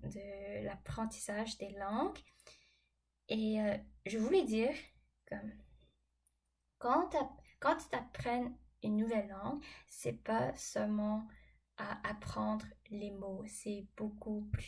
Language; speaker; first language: French; non-native, fluent; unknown